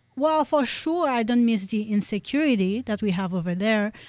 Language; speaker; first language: English; non-native, fluent; French